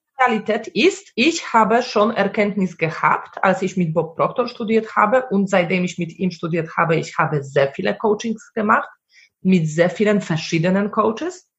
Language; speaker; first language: German; non-native, fluent; Polish